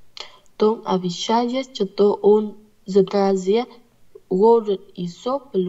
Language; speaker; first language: Russian; non-native, learner; Vietnamese